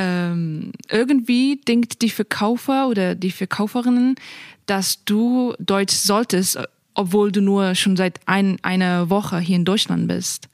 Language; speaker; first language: German; non-native, fluent; Persian